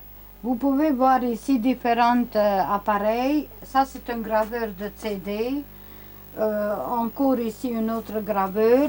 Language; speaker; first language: French; non-native, learner; Romanian